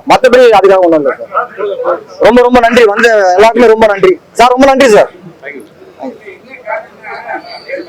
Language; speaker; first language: Tamil; native; Tamil